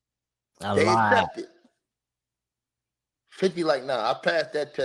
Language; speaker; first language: English; native; English